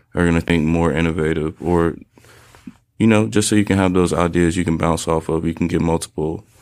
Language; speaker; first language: English; native; English